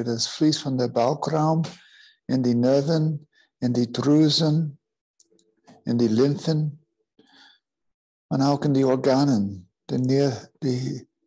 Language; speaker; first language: German; non-native, fluent; English